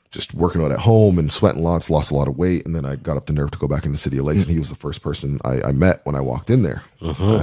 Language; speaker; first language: English; native; English